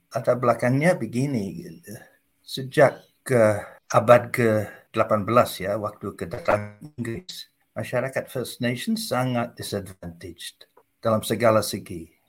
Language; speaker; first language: Indonesian; non-native, fluent; English